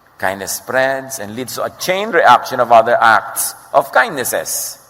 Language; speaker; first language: English; non-native, local second language; Filipino